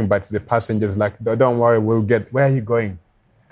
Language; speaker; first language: English; non-native, local second language; Luo (Kenya and Tanzania)